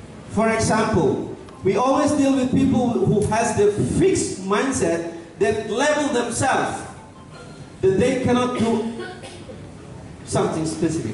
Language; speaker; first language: English; non-native, fluent; Indonesian